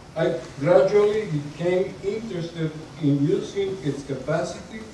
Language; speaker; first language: English; non-native, fluent; Spanish